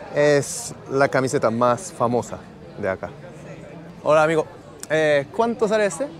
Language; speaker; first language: Spanish; non-native, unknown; Japanese